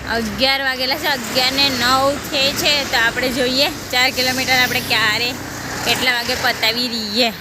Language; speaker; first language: Gujarati; non-native, local second language; Kukna